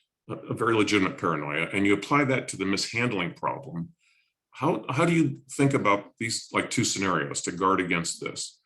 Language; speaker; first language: English; native; English